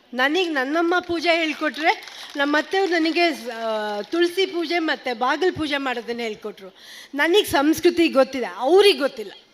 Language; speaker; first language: Kannada; native; Kannada